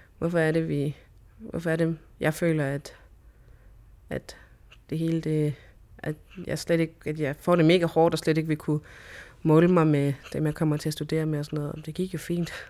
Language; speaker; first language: Danish; native; Danish